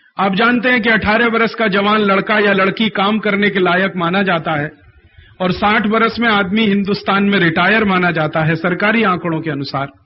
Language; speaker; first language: Hindi; native; Hindi